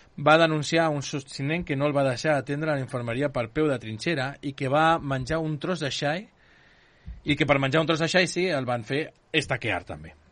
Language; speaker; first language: Catalan; native; Catalan